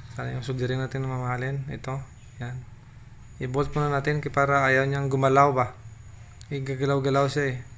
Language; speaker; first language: Filipino; non-native, local second language; Hiligaynon